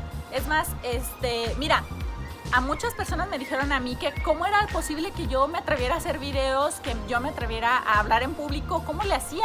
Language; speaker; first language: Spanish; native; Spanish